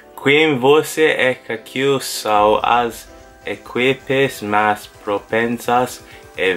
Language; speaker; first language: Portuguese; non-native, learner; English